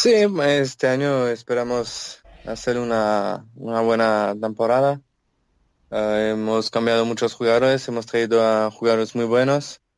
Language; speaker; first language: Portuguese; non-native, learner; French